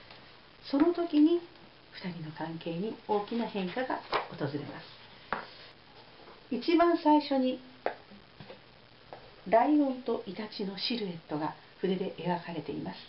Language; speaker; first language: Japanese; native; Japanese